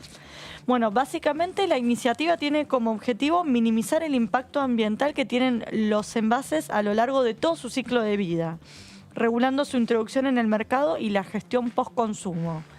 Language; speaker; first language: Spanish; native; Spanish